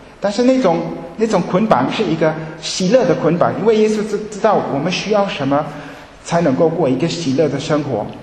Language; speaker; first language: Chinese; early bilingual, heritage; Chinese